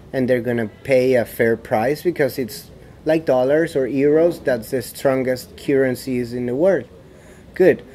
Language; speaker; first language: English; non-native, fluent; Spanish